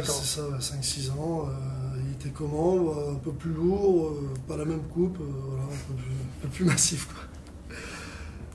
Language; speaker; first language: French; native; French